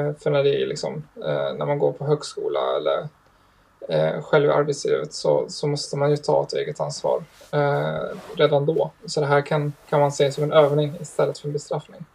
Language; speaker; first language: Swedish; early bilingual, other home language; Arabic